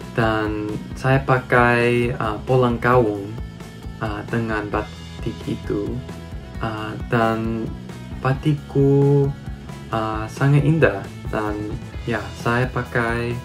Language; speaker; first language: Indonesian; non-native, learner; English